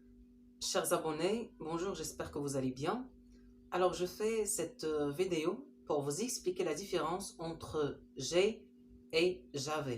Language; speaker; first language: French; non-native, local second language; Arabic